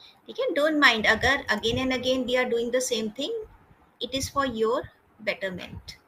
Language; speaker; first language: English; non-native, fluent; Hindi